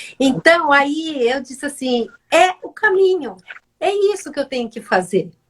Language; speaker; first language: Portuguese; native; Portuguese